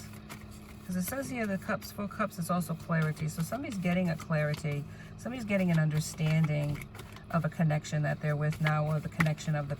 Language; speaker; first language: English; native; English